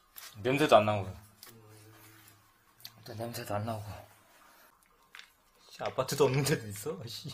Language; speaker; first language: Korean; native; Korean